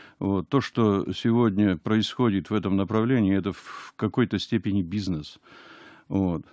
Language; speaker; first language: Russian; native; Russian